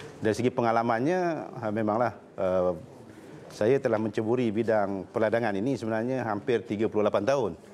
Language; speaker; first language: Malay; native; Malay